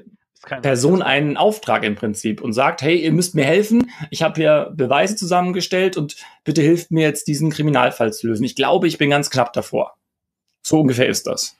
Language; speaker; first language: German; native; German